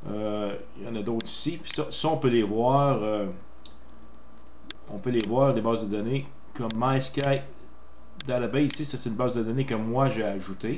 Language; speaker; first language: French; native; French